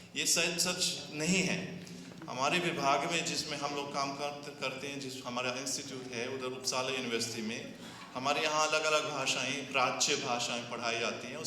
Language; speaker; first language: Hindi; non-native, fluent; German